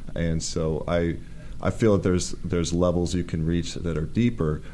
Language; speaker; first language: English; native; English